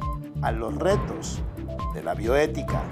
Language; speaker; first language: Spanish; native; Spanish